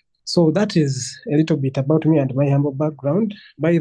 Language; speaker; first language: English; non-native, local second language; Ganda